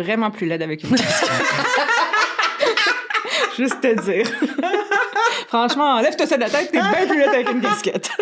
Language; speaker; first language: French; native; French